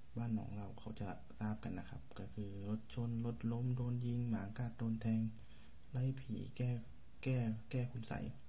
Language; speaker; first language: Thai; native; Thai